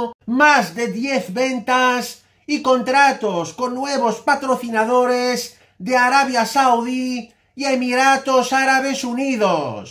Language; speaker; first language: Spanish; native; Spanish